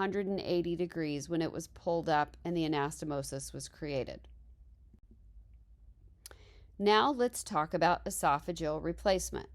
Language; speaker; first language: English; native; English